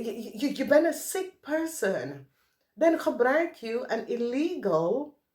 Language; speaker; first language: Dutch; non-native, fluent; English